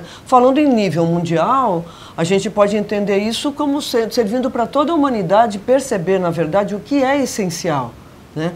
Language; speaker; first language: Portuguese; native; Portuguese